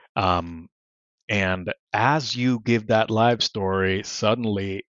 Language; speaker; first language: English; non-native, fluent; Spanish